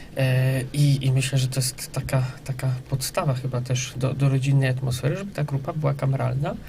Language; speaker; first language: Polish; native; Polish